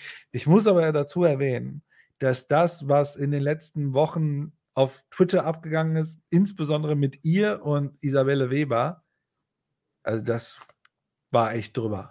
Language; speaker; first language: German; native; German